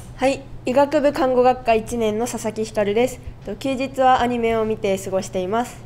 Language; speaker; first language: Japanese; native; Japanese